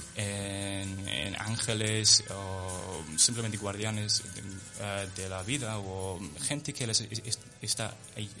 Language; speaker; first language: Spanish; non-native, fluent; English